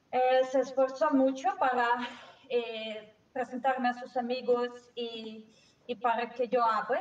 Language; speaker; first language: Spanish; non-native, fluent; Serbian